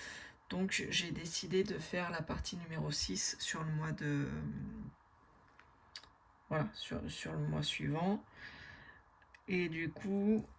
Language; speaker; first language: French; native; French